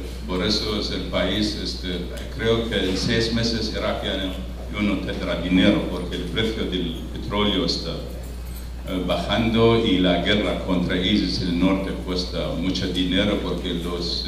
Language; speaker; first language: Spanish; non-native, fluent; Arabic